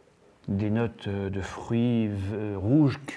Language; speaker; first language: French; native; French